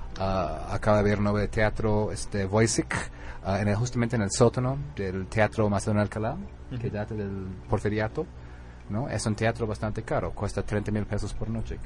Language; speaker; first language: Spanish; non-native, fluent; English